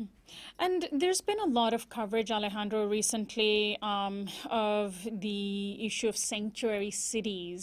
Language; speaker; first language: English; native; English